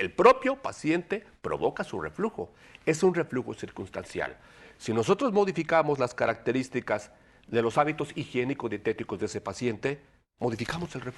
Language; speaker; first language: Spanish; native; Spanish